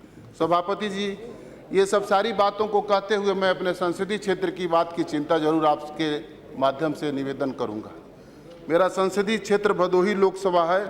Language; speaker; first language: Hindi; native; Hindi